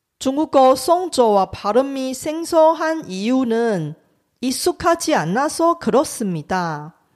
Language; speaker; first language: Korean; non-native, fluent; Chinese